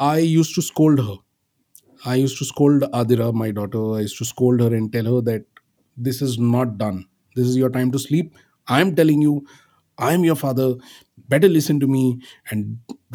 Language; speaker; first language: English; non-native, local second language; Marathi